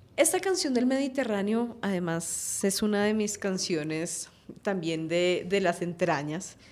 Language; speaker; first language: Spanish; native; Spanish